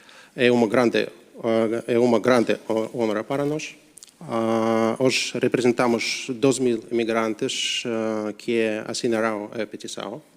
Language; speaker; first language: Portuguese; non-native, learner; Russian